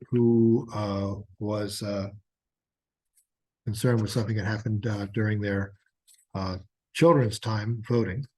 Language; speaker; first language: English; native; English